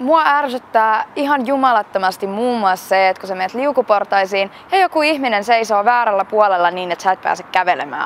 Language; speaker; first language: Finnish; native; Finnish